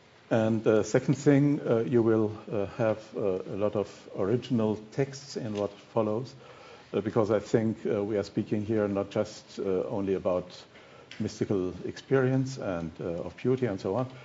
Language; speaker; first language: English; non-native, fluent; German